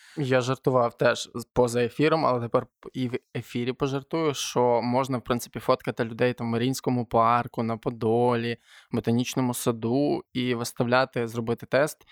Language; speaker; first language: Ukrainian; native; Ukrainian